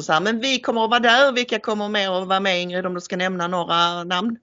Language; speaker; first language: Swedish; native; Swedish